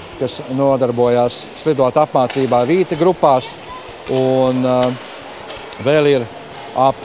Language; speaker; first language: Latvian; native; Latvian